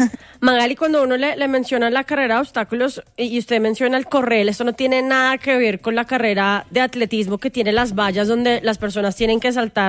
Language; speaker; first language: Spanish; native; Spanish